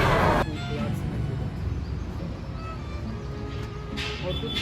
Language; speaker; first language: Chinese; non-native, fluent; Hindi